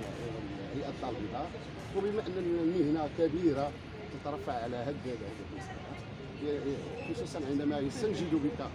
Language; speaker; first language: Arabic; native; Arabic